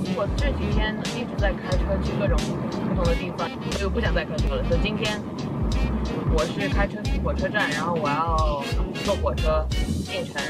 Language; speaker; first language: Chinese; early bilingual, heritage; Chinese